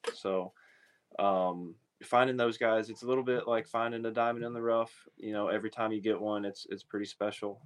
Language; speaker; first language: English; native; English